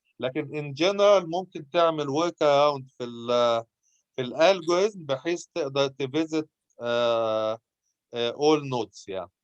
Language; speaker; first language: Arabic; native; Arabic